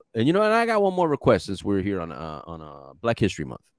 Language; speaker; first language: English; native; English